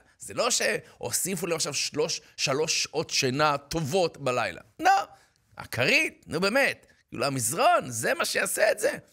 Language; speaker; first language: Hebrew; native; Hebrew